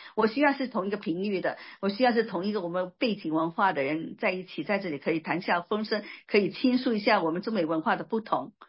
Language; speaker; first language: Chinese; native; Chinese